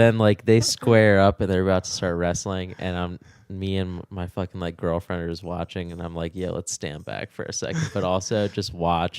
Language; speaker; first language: English; native; English